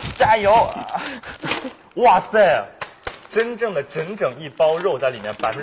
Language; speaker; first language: Chinese; native; Chinese